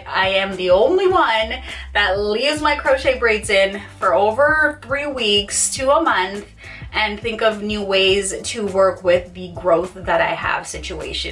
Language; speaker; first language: English; native; English